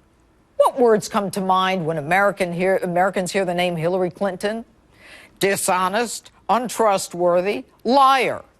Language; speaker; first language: English; native; English